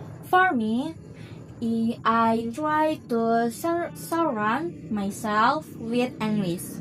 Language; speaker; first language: English; non-native, learner; Indonesian